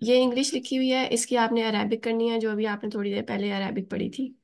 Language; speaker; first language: Urdu; native; Urdu